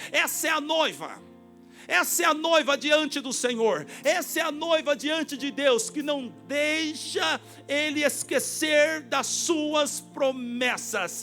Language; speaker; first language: Portuguese; native; Portuguese